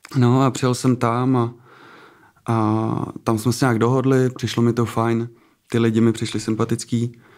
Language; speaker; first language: Czech; native; Czech